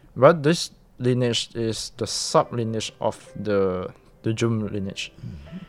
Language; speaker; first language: English; non-native, local second language; Min Nan Chinese